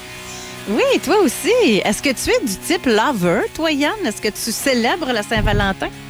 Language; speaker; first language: French; native; French